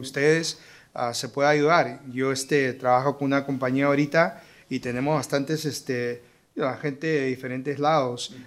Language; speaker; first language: Spanish; early bilingual, heritage; Spanish